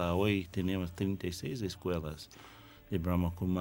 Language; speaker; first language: Spanish; non-native, fluent; English